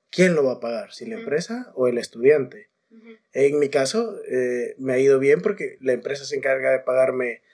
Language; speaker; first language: Spanish; native; Spanish